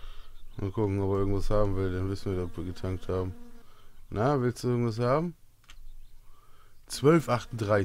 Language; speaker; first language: German; native; German